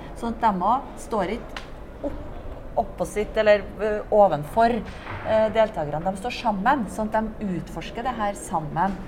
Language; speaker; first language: Norwegian; native; Norwegian